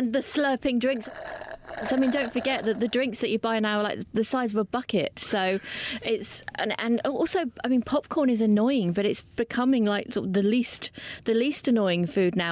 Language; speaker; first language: English; native; English